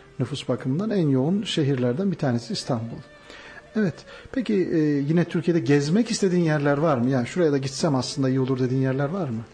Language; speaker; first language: Turkish; native; Turkish